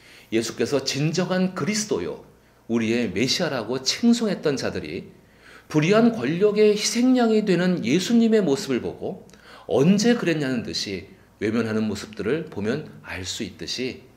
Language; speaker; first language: Korean; native; Korean